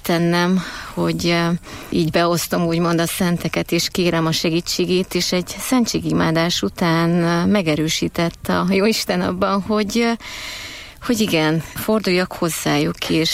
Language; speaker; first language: Hungarian; native; Hungarian